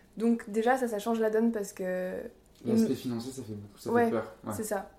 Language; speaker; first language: French; native; French